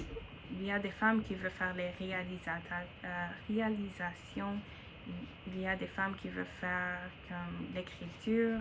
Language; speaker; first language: French; non-native, learner; English